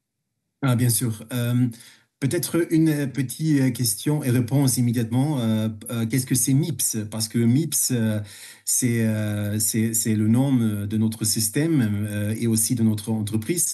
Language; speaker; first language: French; non-native, fluent; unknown